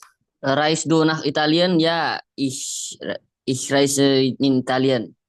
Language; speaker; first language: German; non-native, learner; Indonesian